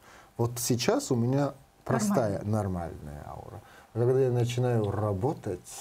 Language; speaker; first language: Russian; non-native, learner; Georgian